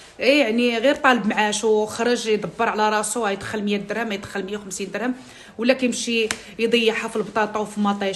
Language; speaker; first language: Arabic; native; Arabic